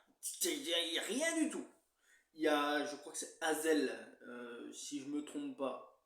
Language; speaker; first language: French; native; French